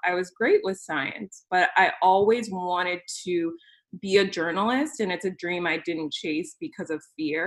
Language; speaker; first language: English; native; English